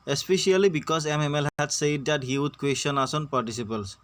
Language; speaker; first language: English; non-native, local second language; Assamese